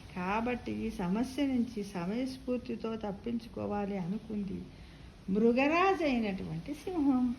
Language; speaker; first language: Telugu; native; Telugu